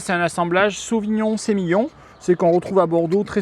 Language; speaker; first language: French; native; French